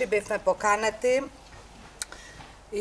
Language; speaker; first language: Macedonian; native; Macedonian